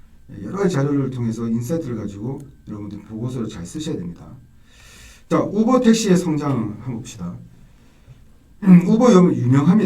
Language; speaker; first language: Korean; native; Korean